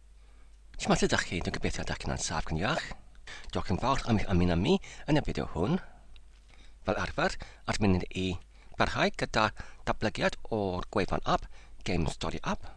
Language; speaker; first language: Welsh; non-native, learner; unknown